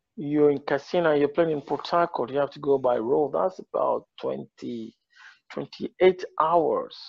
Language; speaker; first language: English; non-native, local second language; Yoruba